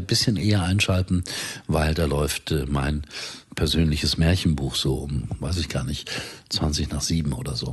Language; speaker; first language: German; native; German